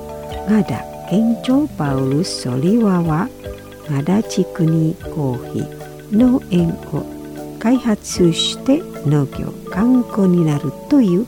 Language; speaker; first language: Japanese; non-native, fluent; Indonesian